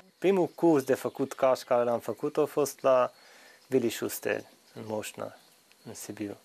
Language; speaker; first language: Romanian; non-native, local second language; Hungarian